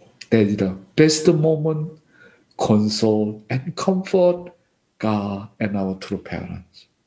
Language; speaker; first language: English; non-native, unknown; Korean